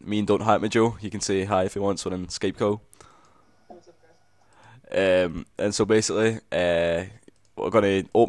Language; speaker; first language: English; native; English